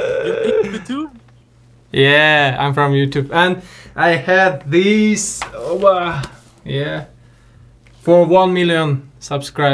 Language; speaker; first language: English; non-native, learner; Russian